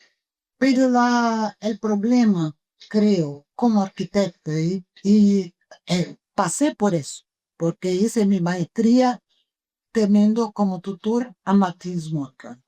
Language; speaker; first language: Spanish; non-native, fluent; Portuguese